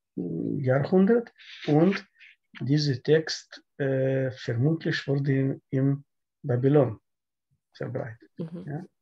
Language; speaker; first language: German; non-native, learner; Russian